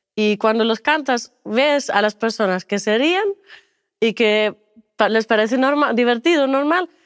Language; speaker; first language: Spanish; non-native, fluent; German